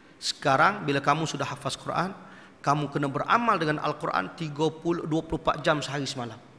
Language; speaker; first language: Malay; native; Malay